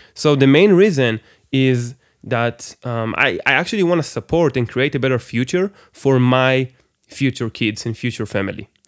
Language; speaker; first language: English; non-native, fluent; Hebrew